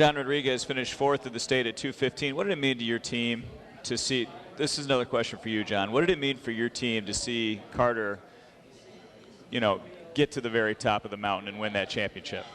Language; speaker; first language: English; native; English